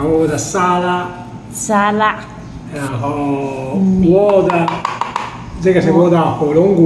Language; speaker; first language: Chinese; non-native, fluent; Italian